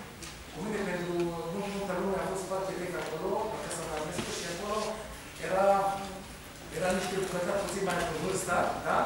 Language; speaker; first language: Romanian; non-native, learner; Hebrew